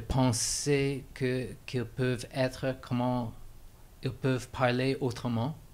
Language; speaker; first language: French; non-native, fluent; English